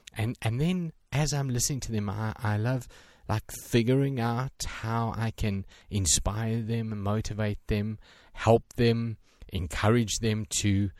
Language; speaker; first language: English; native; English